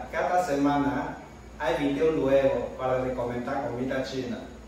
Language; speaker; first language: Spanish; non-native, learner; Chinese